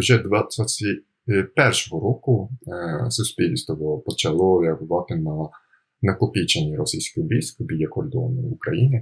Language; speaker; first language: Ukrainian; non-native, fluent; Japanese